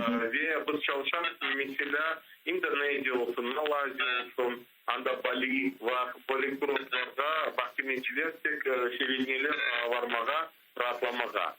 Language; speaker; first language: Turkish; non-native, learner; Crimean Tatar